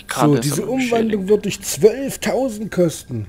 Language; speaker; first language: German; native; German